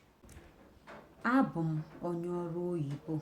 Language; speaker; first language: Igbo; native; Igbo